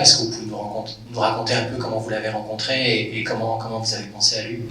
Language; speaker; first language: French; native; French